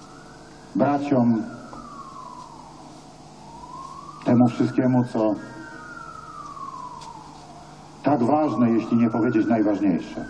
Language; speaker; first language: Polish; native; Polish